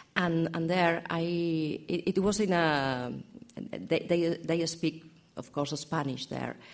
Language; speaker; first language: English; non-native, learner; Catalan